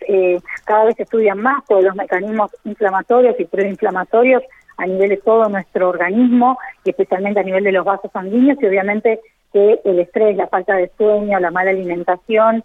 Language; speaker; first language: Spanish; native; Spanish